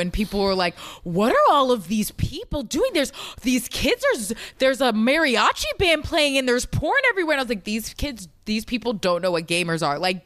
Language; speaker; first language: English; native; English